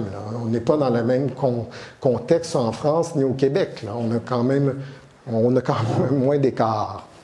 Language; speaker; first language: French; native; French